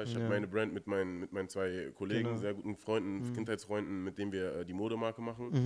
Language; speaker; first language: German; native; German